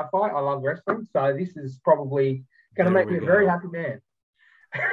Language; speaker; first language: English; native; English